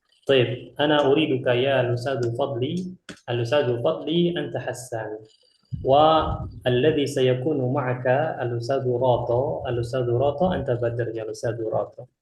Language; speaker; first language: Arabic; non-native, fluent; Indonesian